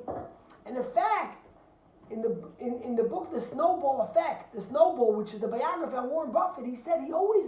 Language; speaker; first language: English; native; English